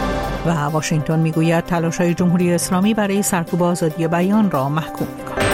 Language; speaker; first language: Persian; native; Persian